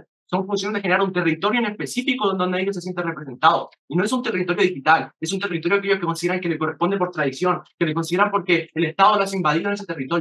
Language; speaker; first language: Spanish; native; Spanish